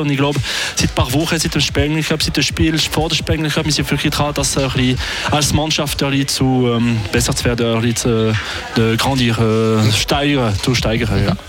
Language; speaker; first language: German; non-native, local second language; French